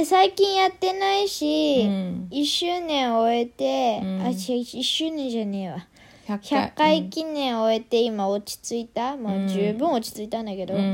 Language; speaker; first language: Japanese; early bilingual, heritage; Japanese